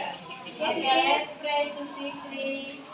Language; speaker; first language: English; non-native, learner; Indonesian